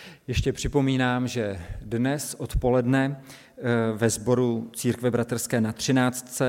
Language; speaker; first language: Czech; native; Czech